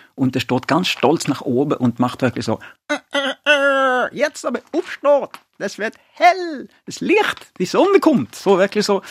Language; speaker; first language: German; non-native, fluent; Swedish